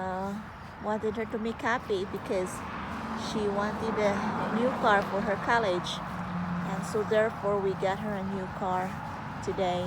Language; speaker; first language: English; non-native, fluent; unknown